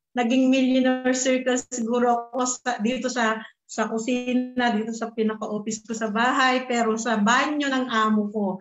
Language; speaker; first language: Filipino; native; Filipino